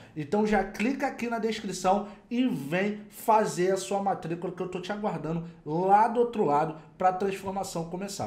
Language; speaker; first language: Portuguese; native; Portuguese